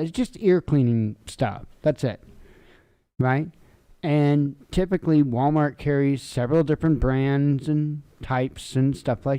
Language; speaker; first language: English; native; English